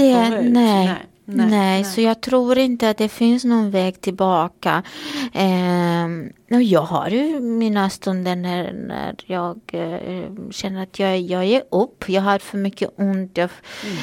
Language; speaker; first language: Swedish; non-native, fluent; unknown